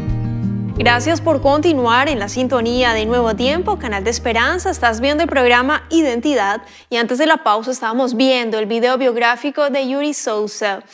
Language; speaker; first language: Spanish; native; Spanish